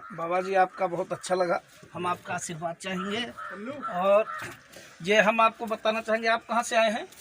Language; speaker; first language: Hindi; native; Hindi